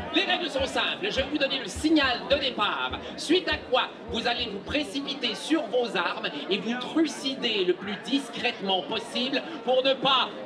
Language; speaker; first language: French; native; French